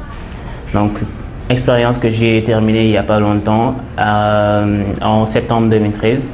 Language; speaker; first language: French; non-native, local second language; Wolof